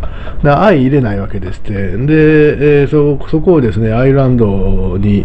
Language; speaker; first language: Japanese; native; Japanese